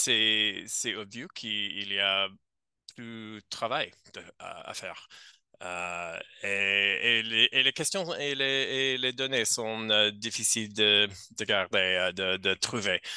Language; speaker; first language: French; non-native, fluent; English